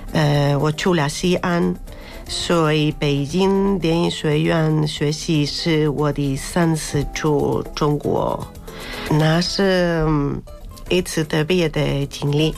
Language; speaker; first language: Chinese; non-native, fluent; Spanish